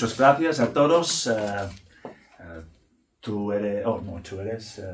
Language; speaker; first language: Spanish; non-native, learner; English